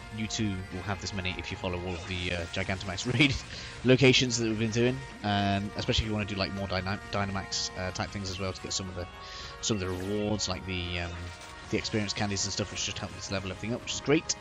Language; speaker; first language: English; native; English